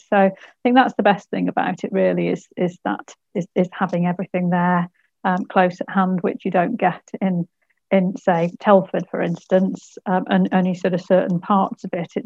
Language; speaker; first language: English; native; English